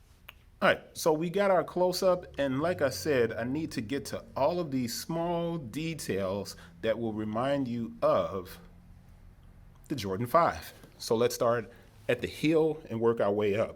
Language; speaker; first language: English; native; English